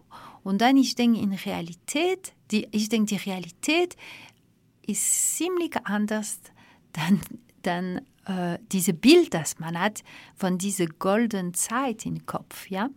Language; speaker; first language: German; non-native, fluent; Dutch